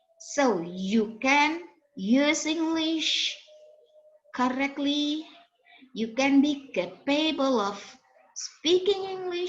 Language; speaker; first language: English; non-native, fluent; Indonesian